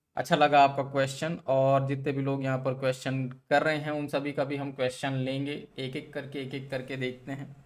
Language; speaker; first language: Hindi; native; Hindi